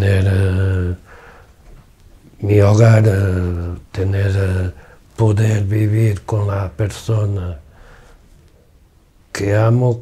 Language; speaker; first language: Spanish; non-native, fluent; Portuguese